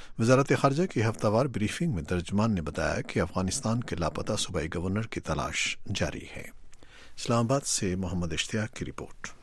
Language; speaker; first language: Urdu; native; Urdu